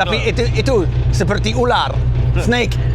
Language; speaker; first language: Indonesian; non-native, fluent; English